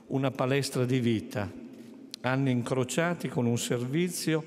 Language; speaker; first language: Italian; native; Italian